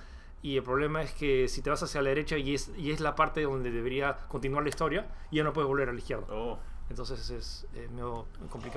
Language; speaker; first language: Spanish; native; Spanish